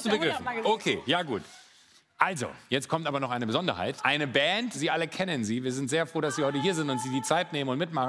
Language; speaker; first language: German; native; German